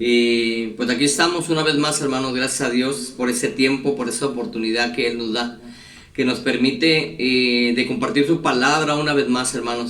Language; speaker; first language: Spanish; native; Spanish